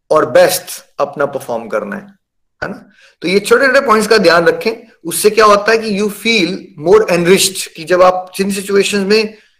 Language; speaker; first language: Hindi; native; Hindi